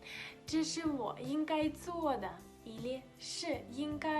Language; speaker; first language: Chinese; non-native, fluent; Russian